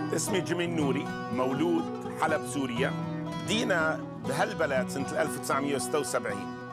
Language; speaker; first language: Arabic; native; Arabic